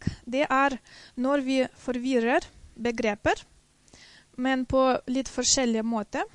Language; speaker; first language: Norwegian; non-native, fluent; Dutch